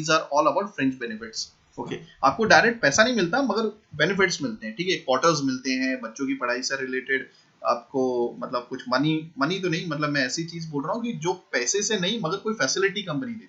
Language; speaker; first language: Hindi; native; Hindi